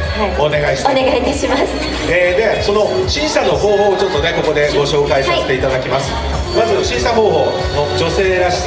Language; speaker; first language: Japanese; native; Japanese